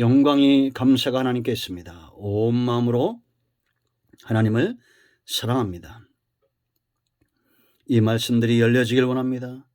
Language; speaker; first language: Korean; native; Korean